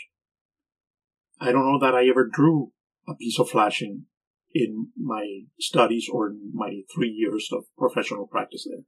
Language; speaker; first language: English; non-native, fluent; Spanish